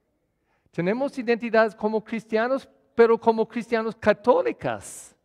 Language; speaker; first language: Spanish; non-native, fluent; English